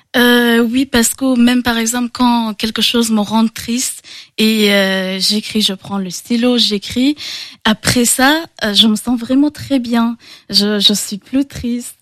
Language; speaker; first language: French; non-native, fluent; Persian